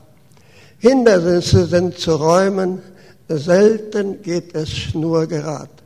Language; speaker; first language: German; early bilingual, heritage; German